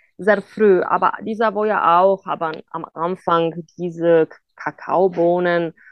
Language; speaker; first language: German; non-native, fluent; Italian